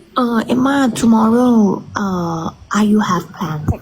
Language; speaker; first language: English; non-native, learner; Thai